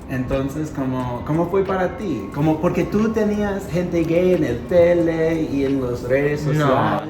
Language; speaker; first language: Spanish; non-native, fluent; English